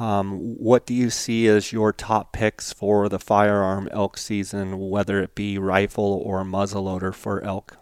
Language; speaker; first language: English; native; English